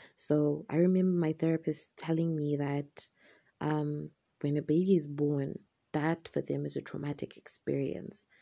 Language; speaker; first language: English; non-native, local second language; Shona